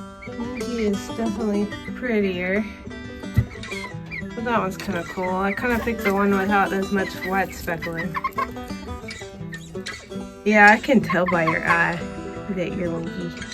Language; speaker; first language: English; native; English